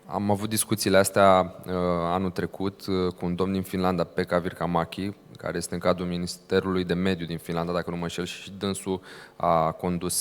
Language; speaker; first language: Romanian; native; Romanian